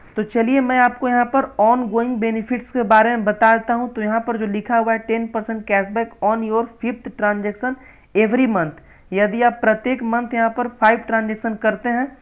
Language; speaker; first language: Hindi; native; Hindi